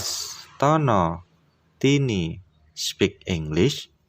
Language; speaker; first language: English; non-native, fluent; Indonesian